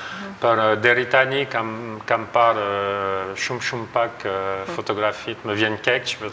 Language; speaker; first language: Albanian; non-native, learner; French